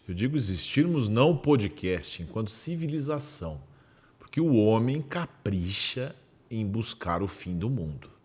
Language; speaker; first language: Portuguese; native; Portuguese